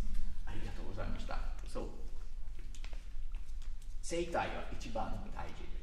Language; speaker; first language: Japanese; non-native, learner; Italian